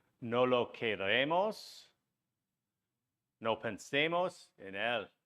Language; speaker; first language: Spanish; non-native, learner; English